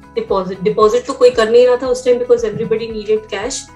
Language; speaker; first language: Hindi; native; Hindi